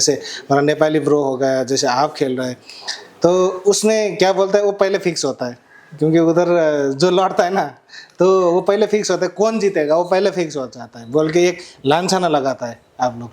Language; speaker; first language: Hindi; non-native, learner; Nepali